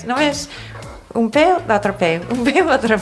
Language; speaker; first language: Catalan; non-native, fluent; English